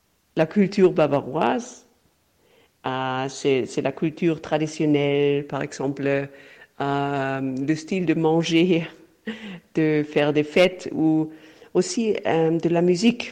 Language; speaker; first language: French; non-native, fluent; German